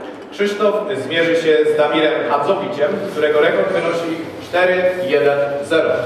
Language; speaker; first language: Polish; native; Polish